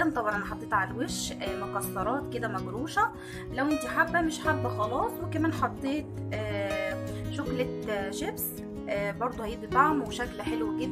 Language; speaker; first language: Arabic; native; Arabic